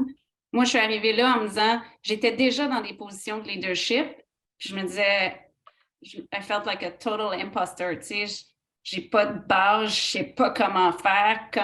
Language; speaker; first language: French; native; French